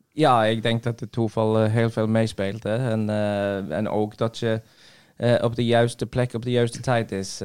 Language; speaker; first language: Dutch; non-native, fluent; Norwegian